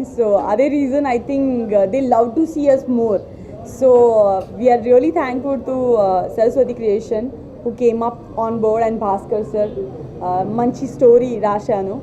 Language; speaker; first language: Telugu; non-native, learner; Gujarati